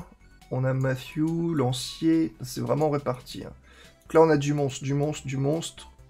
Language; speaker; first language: French; native; French